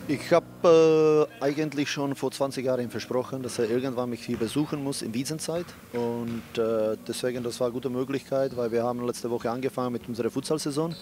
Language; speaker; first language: German; non-native, fluent; Czech